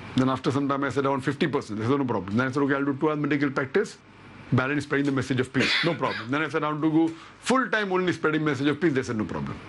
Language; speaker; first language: English; non-native, local second language; Urdu